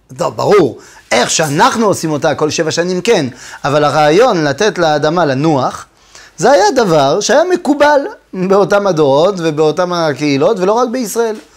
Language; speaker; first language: Hebrew; non-native, fluent; French